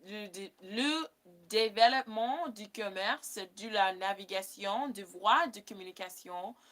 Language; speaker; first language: French; non-native, learner; English